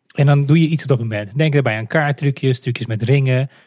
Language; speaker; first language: Dutch; non-native, fluent; Romanian